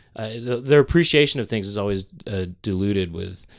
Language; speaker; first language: English; native; English